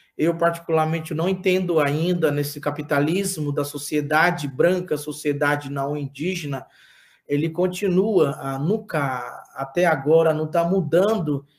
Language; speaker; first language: Portuguese; non-native, local second language; Yanomámi